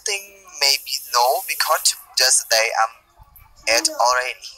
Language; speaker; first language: English; non-native, learner; Thai